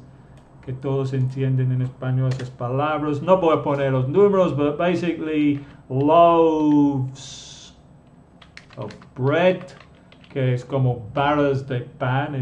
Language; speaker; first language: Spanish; non-native, fluent; English